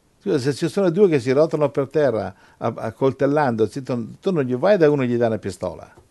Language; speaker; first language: Italian; non-native, fluent; English